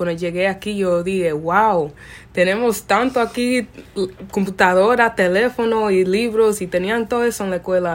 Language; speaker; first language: Spanish; early bilingual, other home language; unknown